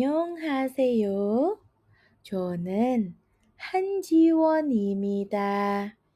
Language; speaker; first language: Korean; non-native, fluent; Indonesian